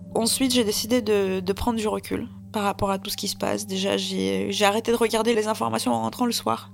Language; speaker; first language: French; early bilingual, other home language; Russian